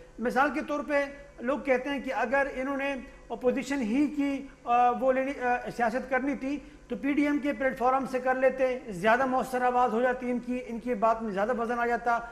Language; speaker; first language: Urdu; non-native, local second language; Pashto